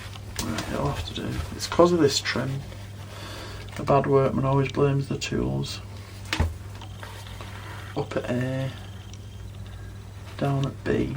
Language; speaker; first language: English; native; English